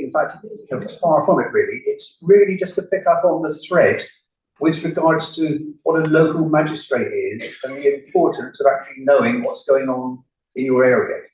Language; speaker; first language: English; native; English